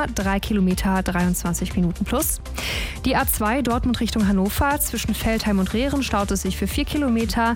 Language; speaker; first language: German; native; German